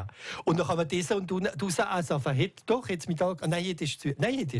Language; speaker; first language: German; native; German